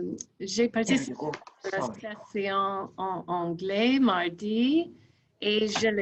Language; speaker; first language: French; non-native, fluent; English